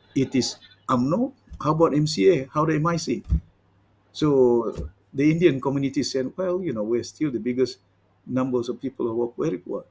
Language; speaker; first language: English; non-native, local second language; Malay